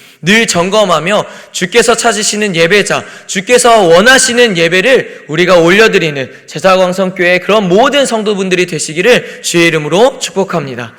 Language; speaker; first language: Korean; native; Korean